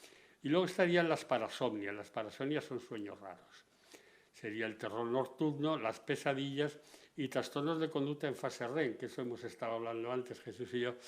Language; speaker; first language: Spanish; native; Spanish